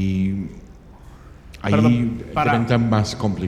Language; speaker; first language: Spanish; non-native, fluent; English